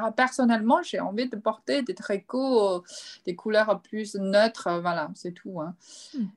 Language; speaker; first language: French; non-native, fluent; Chinese